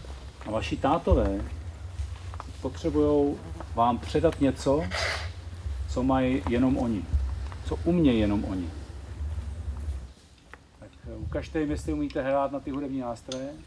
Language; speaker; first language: Czech; native; Czech